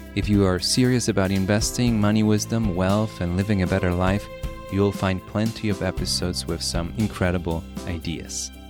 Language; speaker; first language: English; early bilingual, other home language; Polish